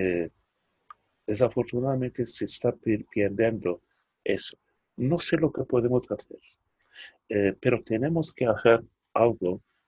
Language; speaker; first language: Spanish; early bilingual, heritage; Turkish